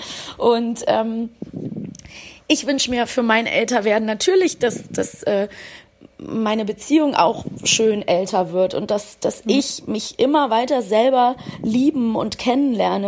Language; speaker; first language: German; native; German